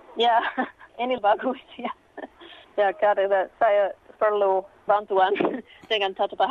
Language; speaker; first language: Indonesian; non-native, learner; English